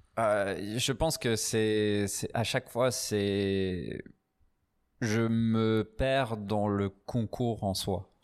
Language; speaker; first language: French; non-native, fluent; English